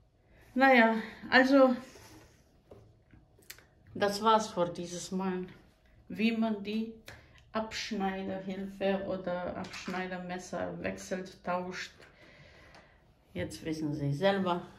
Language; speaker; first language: German; non-native, fluent; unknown